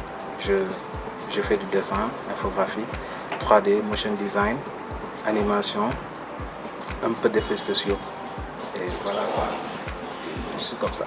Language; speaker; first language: French; non-native, local second language; Wolof